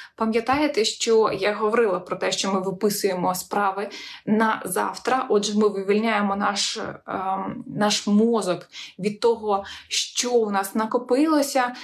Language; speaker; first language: Ukrainian; non-native, local second language; Russian